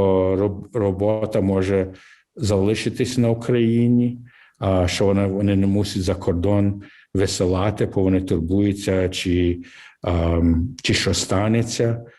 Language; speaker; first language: Ukrainian; early bilingual, heritage; English